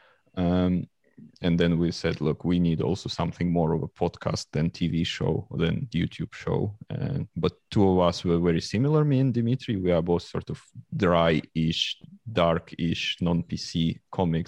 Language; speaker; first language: English; non-native, fluent; Russian